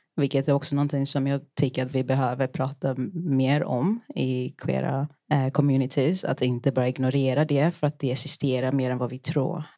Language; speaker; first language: Swedish; early bilingual, other home language; Yoruba